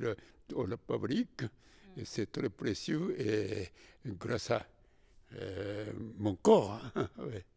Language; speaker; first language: French; non-native, fluent; Japanese